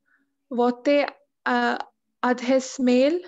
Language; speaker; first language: French; non-native, learner; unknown